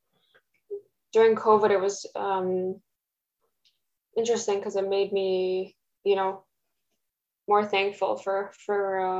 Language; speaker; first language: English; early bilingual, other home language; Russian